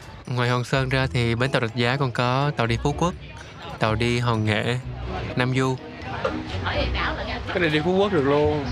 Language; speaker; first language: Vietnamese; native; Vietnamese